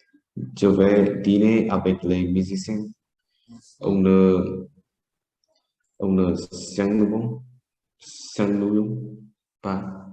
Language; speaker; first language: French; non-native, learner; Vietnamese